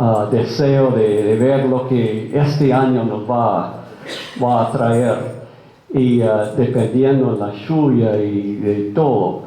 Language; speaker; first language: Spanish; non-native, fluent; English